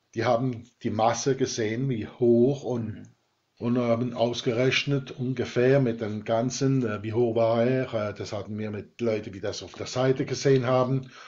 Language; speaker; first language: German; non-native, local second language; Swiss German